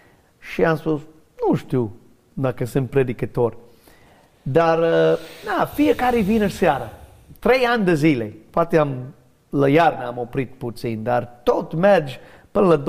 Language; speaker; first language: Romanian; non-native, learner; English